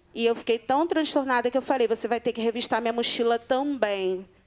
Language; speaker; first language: Portuguese; native; Portuguese